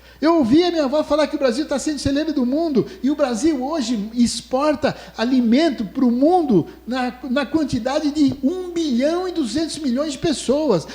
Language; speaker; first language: Portuguese; native; Portuguese